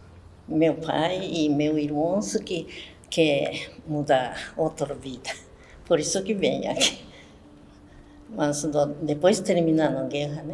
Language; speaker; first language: Portuguese; early bilingual, other home language; Japanese